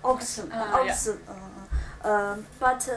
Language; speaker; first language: English; non-native, learner; Chinese